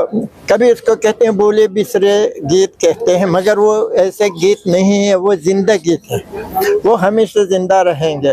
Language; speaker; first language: Hindi; non-native, fluent; Uzbek